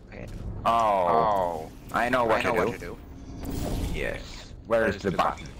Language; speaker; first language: English; non-native, learner; German